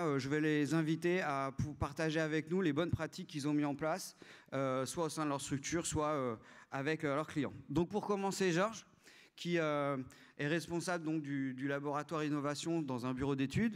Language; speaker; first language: French; native; French